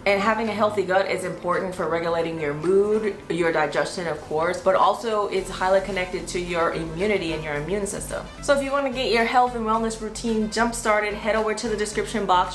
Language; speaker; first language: English; native; English